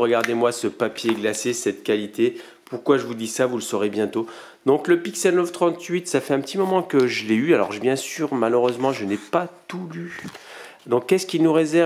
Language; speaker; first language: French; native; French